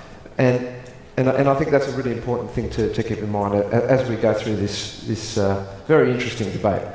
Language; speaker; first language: English; native; English